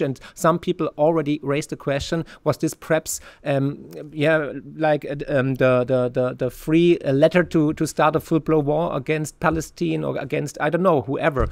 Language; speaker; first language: English; non-native, fluent; German